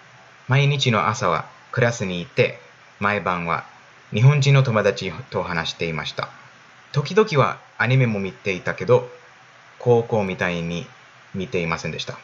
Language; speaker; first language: Japanese; non-native, fluent; English